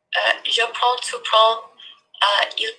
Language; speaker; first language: French; non-native, learner; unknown